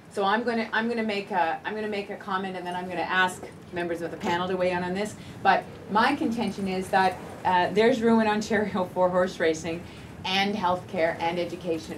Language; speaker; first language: English; native; English